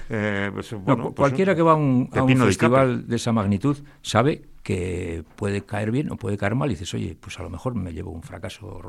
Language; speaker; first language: Spanish; native; Spanish